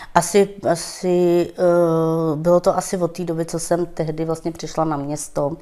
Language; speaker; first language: Czech; non-native, local second language; Romany